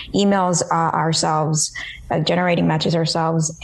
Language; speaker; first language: English; early bilingual, other home language; Korean